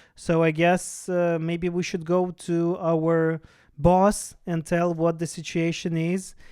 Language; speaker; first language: English; non-native, fluent; Russian